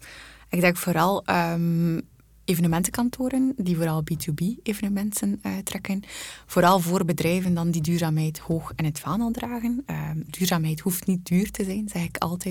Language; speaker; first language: Dutch; native; Dutch